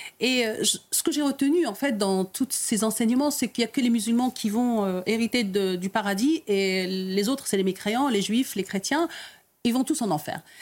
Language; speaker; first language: French; early bilingual, other home language; Arabic